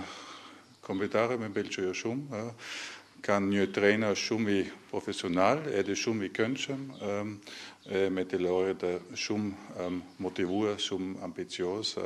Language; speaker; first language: Albanian; non-native, learner; German